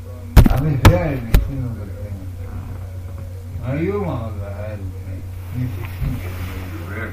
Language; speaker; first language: Estonian; non-native, local second language; Russian